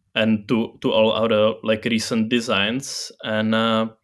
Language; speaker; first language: English; non-native, fluent; Czech